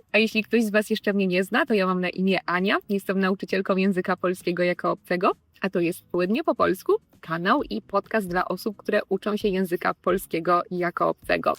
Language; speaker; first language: Polish; native; Polish